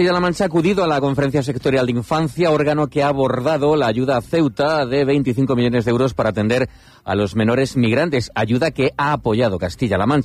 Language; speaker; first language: Spanish; native; Spanish